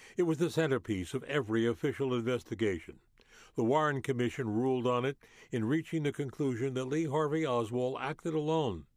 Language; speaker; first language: English; native; English